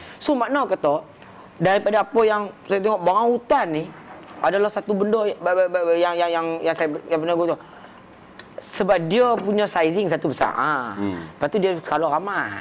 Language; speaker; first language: Malay; native; Malay